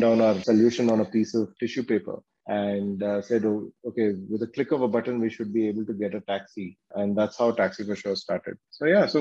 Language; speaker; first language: English; non-native, local second language; Kannada